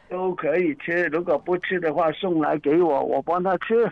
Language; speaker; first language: Chinese; native; Chinese